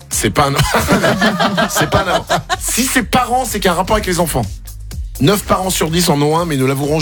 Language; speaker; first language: French; native; French